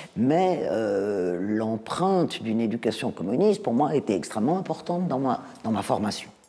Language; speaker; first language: French; native; French